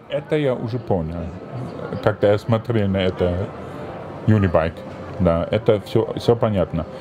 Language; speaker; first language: Russian; non-native, fluent; German